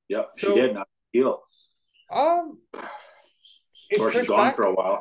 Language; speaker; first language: English; native; English